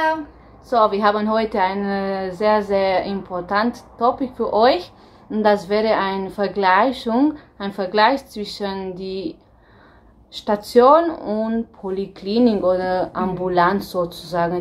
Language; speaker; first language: German; non-native, fluent; Romanian